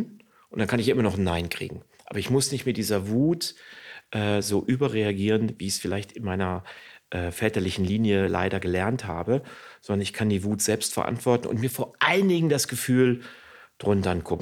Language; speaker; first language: German; native; German